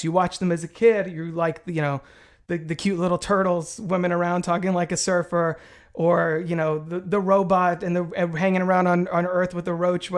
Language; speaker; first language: English; native; English